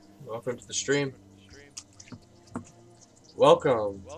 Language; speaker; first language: English; native; English